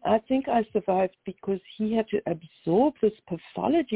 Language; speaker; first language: English; native; English